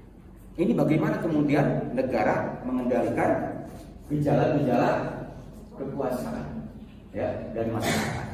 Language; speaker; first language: Indonesian; native; Indonesian